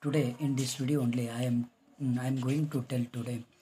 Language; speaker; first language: English; non-native, local second language; Kannada